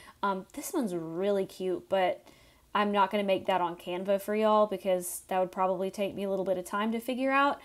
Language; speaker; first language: English; native; English